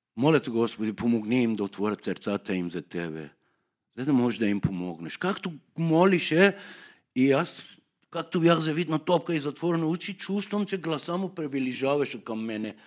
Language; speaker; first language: Bulgarian; non-native, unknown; Persian